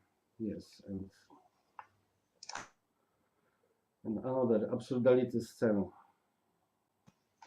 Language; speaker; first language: English; non-native, learner; Polish